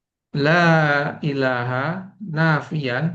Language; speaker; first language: Arabic; non-native, learner; Indonesian